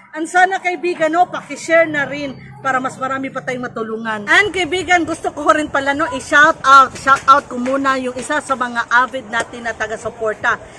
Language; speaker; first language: Filipino; non-native, local second language; Cebuano